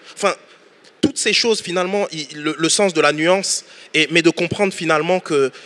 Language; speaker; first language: French; native; French